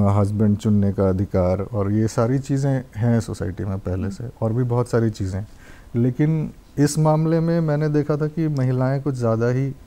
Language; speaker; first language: Hindi; non-native, local second language; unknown